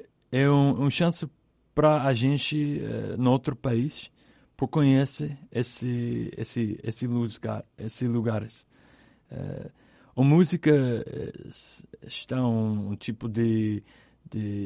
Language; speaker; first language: Portuguese; non-native, learner; English